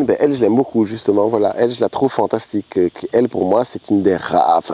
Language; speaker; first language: French; native; French